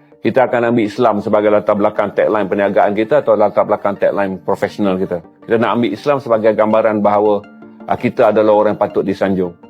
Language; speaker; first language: Malay; native; Malay